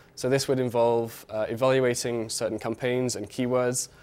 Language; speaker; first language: English; native; English